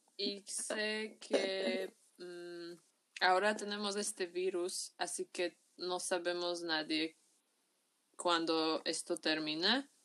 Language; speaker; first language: Spanish; non-native, fluent; Slovak